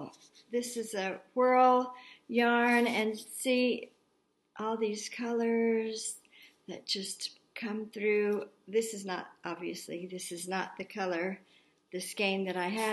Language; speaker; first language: English; native; English